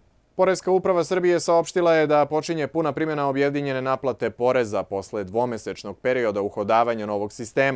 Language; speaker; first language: Serbian; native; Serbian